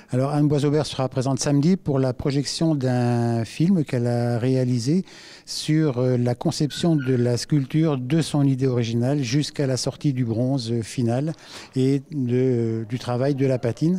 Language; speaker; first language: French; native; French